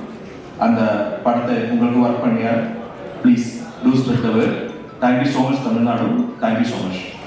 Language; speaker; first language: Tamil; non-native, learner; Malayalam